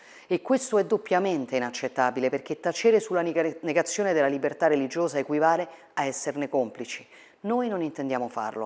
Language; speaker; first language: Italian; native; Italian